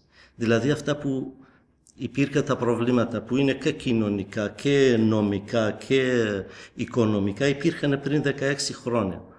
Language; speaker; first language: Greek; non-native, fluent; Kurdish